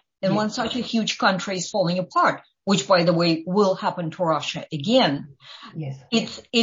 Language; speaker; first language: English; non-native, fluent; Ukrainian